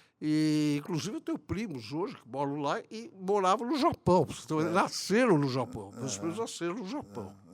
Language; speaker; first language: Portuguese; early bilingual, other home language; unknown